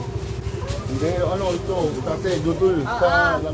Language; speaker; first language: Filipino; non-native, learner; Korean